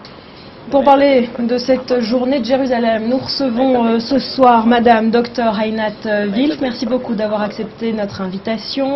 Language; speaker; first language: French; native; French